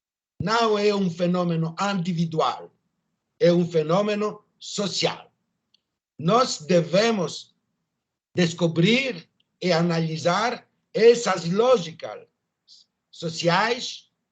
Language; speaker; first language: Portuguese; non-native, learner; French